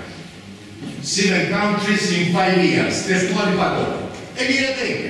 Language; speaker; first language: Italian; native; Italian